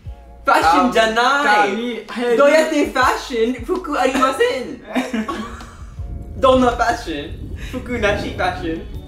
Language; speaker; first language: Japanese; non-native, learner; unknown